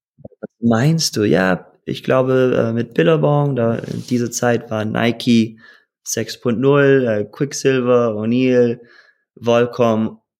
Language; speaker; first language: German; early bilingual, heritage; German